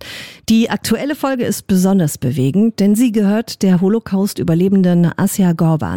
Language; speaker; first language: German; native; German